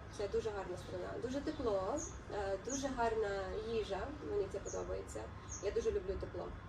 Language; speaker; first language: Ukrainian; non-native, local second language; Russian